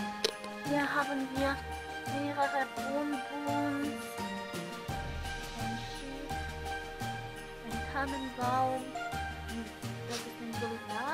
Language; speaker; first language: German; non-native, fluent; Russian